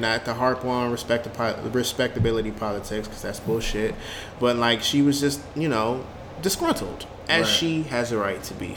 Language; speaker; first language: English; native; English